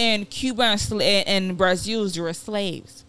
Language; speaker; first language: English; non-native, local second language; Yoruba